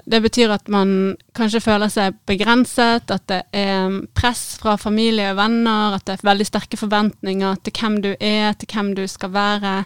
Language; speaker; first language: Norwegian; native; Norwegian